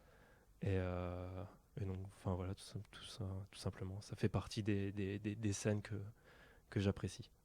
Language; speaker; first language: French; native; French